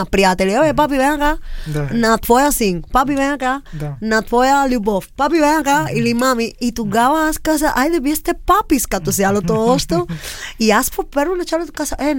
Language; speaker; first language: Bulgarian; non-native, learner; Spanish